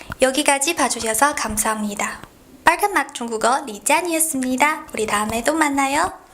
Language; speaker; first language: Korean; non-native, fluent; Chinese